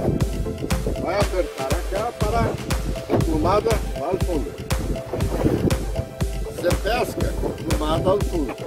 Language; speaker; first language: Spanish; non-native, learner; Portuguese